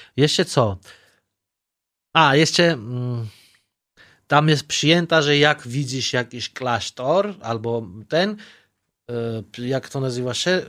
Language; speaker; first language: Polish; non-native, learner; Georgian